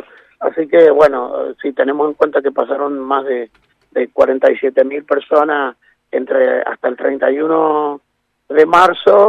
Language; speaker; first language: Spanish; native; Spanish